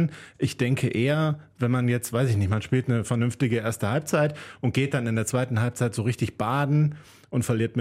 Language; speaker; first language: German; native; German